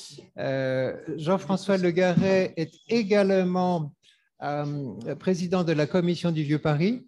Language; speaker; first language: French; native; French